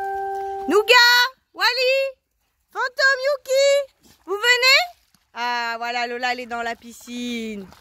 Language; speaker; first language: French; native; French